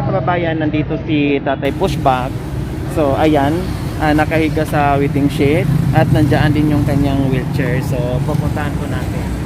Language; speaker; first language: Filipino; native; Filipino